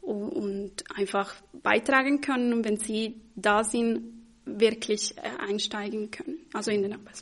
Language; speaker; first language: German; non-native, fluent; Spanish